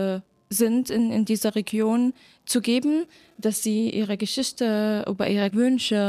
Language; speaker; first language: German; non-native, fluent; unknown